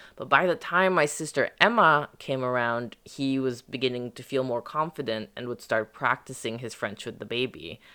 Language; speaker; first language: English; early bilingual, other home language; French